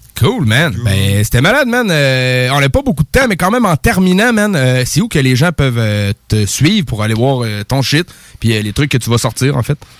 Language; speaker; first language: French; native; French